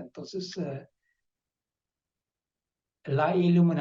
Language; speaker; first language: Spanish; non-native, fluent; Dutch